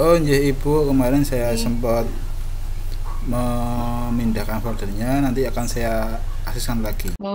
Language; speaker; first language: Indonesian; native; Indonesian